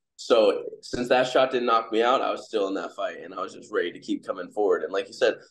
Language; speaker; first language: English; native; English